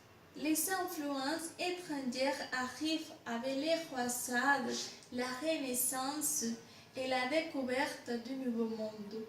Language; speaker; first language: French; non-native, fluent; Spanish